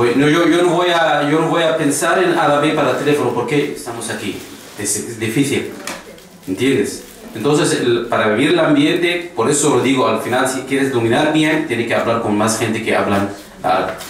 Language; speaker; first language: Spanish; non-native, fluent; Arabic